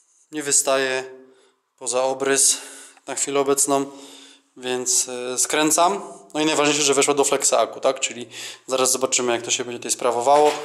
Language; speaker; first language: Polish; native; Polish